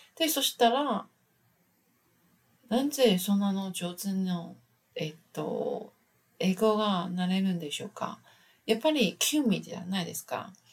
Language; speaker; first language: Japanese; non-native, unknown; Chinese